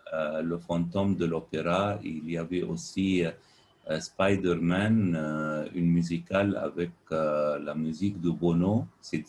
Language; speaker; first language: French; non-native, fluent; Arabic